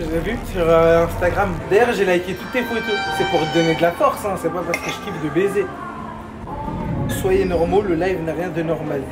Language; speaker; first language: French; native; French